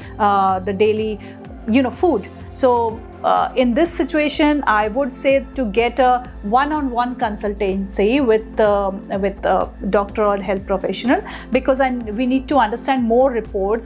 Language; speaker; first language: English; non-native, local second language; Hindi